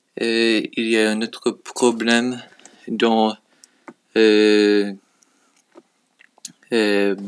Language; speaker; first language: French; non-native, learner; English